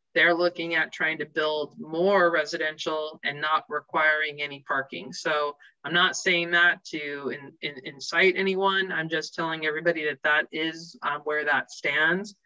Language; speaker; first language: English; native; English